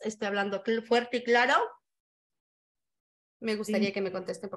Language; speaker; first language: Spanish; native; Spanish